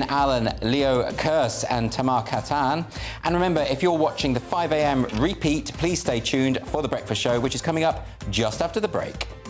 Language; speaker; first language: English; native; English